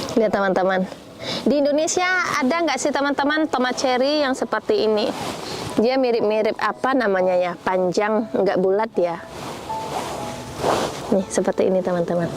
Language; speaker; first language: Indonesian; native; Indonesian